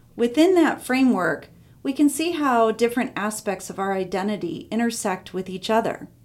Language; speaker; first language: English; native; English